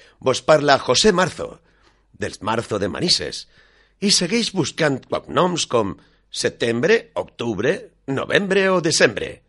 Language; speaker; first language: Catalan; non-native, local second language; Spanish